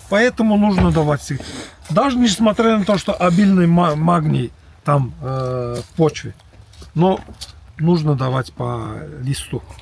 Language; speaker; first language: Russian; non-native, local second language; Azerbaijani